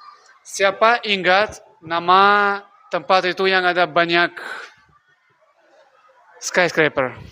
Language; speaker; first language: Indonesian; non-native, learner; Russian